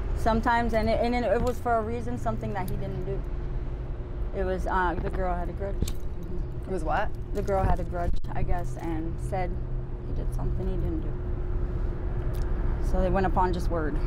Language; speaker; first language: English; native; English